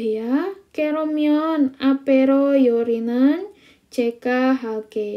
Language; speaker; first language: Korean; non-native, fluent; Indonesian